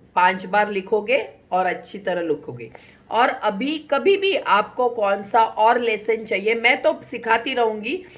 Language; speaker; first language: Hindi; non-native, local second language; Marathi